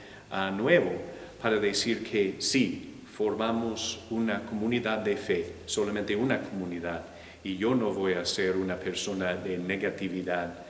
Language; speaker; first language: Spanish; non-native, fluent; English